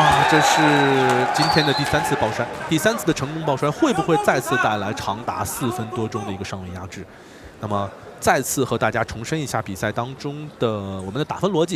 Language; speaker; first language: Chinese; native; Chinese